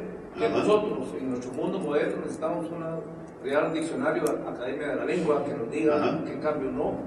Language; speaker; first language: Spanish; native; Spanish